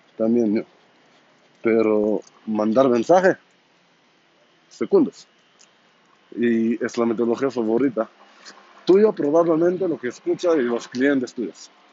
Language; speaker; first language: Spanish; non-native, fluent; Hebrew